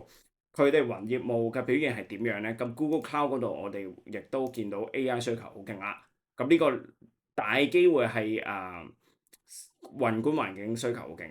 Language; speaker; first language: Cantonese; native; Cantonese